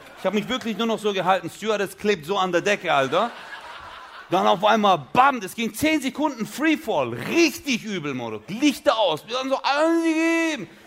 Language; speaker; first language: German; early bilingual, other home language; Turkish